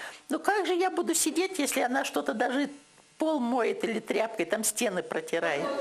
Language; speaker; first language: Russian; native; Russian